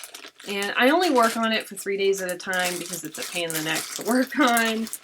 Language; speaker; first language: English; native; English